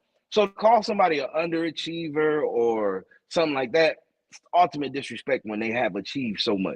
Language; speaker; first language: English; native; English